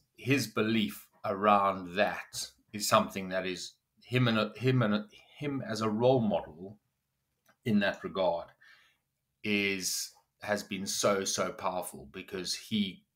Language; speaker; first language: English; native; English